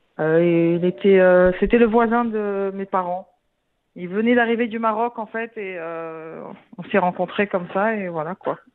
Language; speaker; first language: French; early bilingual, other home language; Arabic